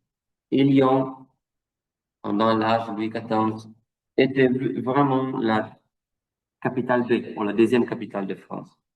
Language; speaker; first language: French; non-native, fluent; Italian